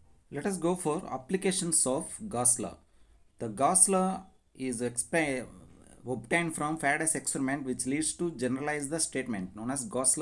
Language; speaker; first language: English; non-native, local second language; Telugu